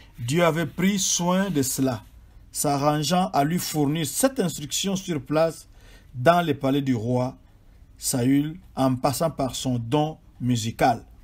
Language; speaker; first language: French; non-native, local second language; Swahili